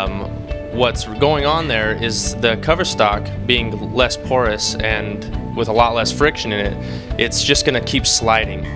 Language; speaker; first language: English; native; English